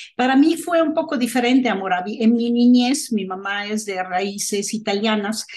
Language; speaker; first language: Spanish; non-native, fluent; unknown